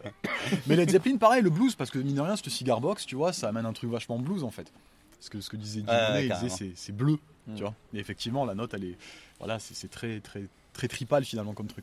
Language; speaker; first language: French; native; French